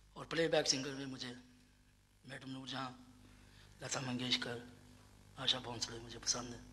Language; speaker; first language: Urdu; non-native, local second language; Punjabi